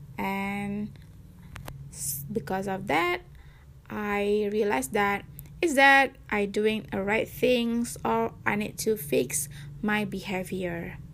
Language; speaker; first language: English; non-native, learner; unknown